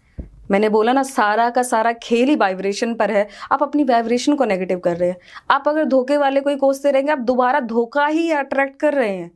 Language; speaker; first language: Hindi; native; Hindi